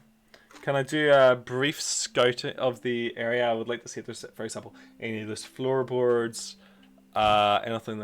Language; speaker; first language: English; native; English